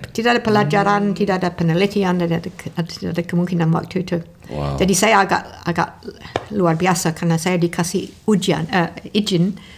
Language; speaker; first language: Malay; non-native, fluent; English